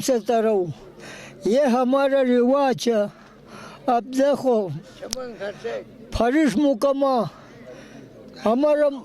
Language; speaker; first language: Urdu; non-native, local second language; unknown